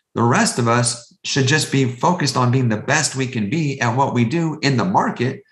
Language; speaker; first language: English; native; English